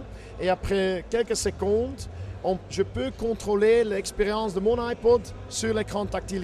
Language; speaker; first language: French; non-native, fluent; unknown